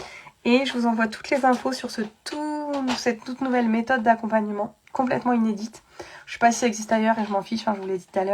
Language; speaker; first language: French; native; French